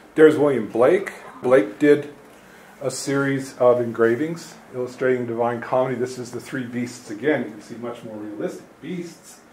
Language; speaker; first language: English; native; English